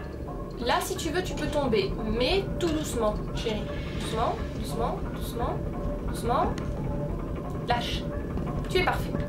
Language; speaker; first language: French; native; French